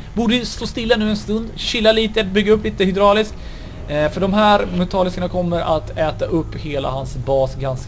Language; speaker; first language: Swedish; native; Swedish